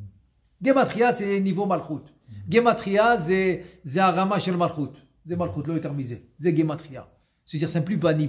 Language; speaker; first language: Hebrew; non-native, fluent; French